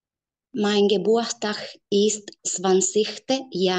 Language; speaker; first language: German; non-native, learner; Spanish